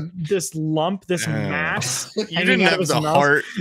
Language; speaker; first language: English; native; English